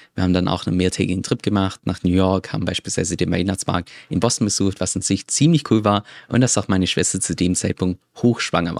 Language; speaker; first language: German; native; German